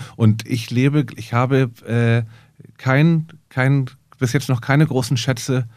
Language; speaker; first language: German; native; German